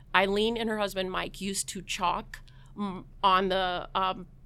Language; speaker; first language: English; native; English